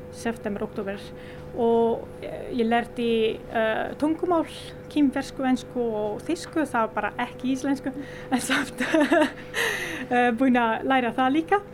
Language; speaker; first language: Icelandic; non-native, learner; Italian